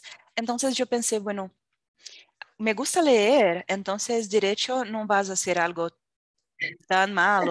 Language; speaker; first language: Spanish; non-native, fluent; Portuguese